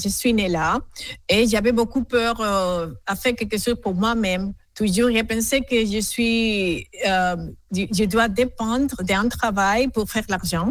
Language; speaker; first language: French; non-native, fluent; Spanish